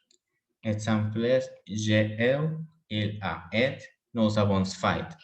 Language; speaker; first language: French; non-native, learner; Spanish